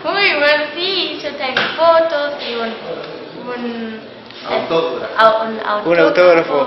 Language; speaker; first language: Spanish; non-native, learner; German